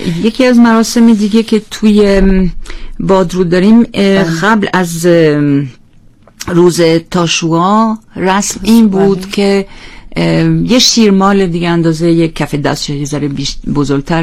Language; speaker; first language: Persian; non-native, fluent; French